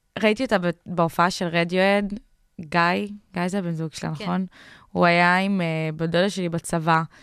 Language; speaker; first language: Hebrew; native; Hebrew